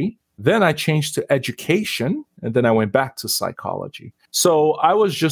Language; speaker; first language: English; non-native, local second language; Yoruba